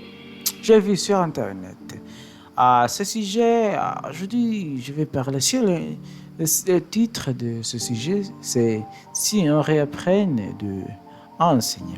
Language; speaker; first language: French; non-native, learner; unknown